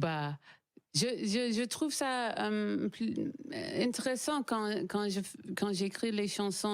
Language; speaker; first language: French; non-native, learner; English